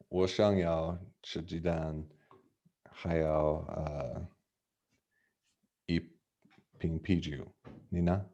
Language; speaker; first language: Chinese; non-native, learner; English